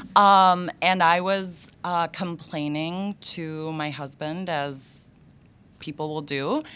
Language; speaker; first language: English; native; English